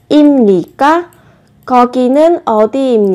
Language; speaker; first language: Korean; non-native, fluent; Vietnamese